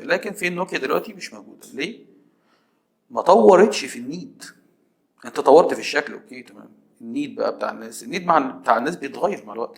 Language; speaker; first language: Arabic; native; Arabic